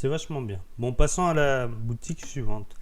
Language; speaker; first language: French; native; French